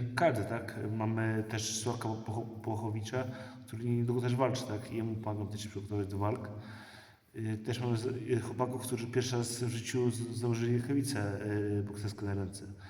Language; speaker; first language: Polish; early bilingual, heritage; Polish